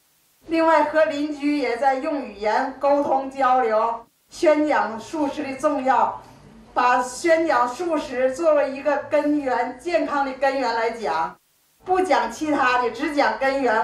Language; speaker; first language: Chinese; native; Chinese